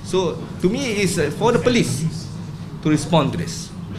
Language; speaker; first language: English; non-native, local second language; Malay